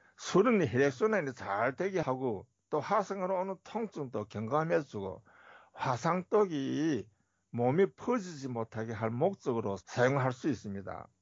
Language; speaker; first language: Korean; native; Korean